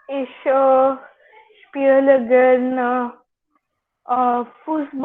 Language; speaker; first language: German; non-native, learner; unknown